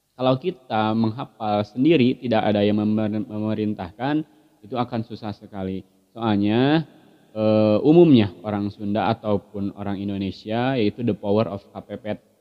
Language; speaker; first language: Indonesian; non-native, local second language; Sundanese